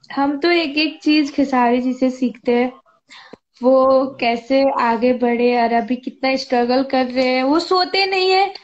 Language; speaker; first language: Hindi; non-native, local second language; Nepali